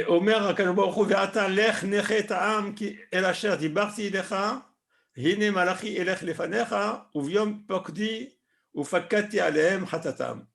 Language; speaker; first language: Hebrew; non-native, fluent; French